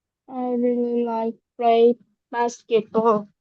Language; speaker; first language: English; non-native, learner; Vietnamese